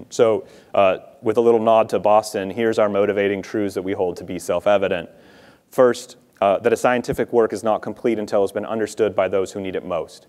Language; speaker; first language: English; native; English